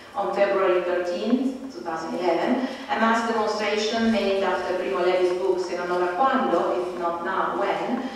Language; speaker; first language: English; non-native, fluent; Italian